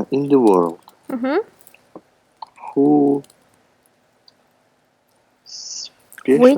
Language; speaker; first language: English; non-native, learner; Russian